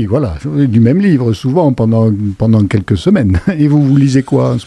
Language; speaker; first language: French; native; French